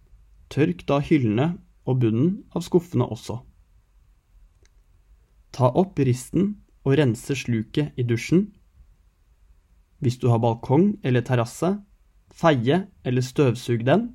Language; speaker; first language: Norwegian; native; Norwegian